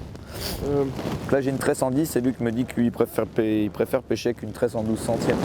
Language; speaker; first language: French; native; French